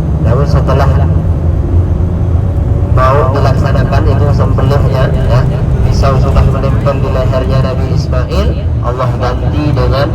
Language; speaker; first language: Indonesian; native; Indonesian